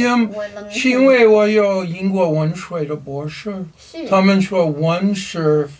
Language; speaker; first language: Chinese; non-native, learner; English